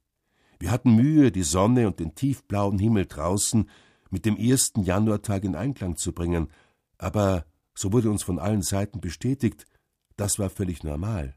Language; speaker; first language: German; native; German